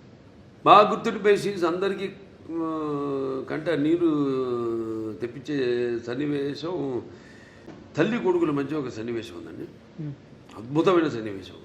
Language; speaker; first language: Telugu; native; Telugu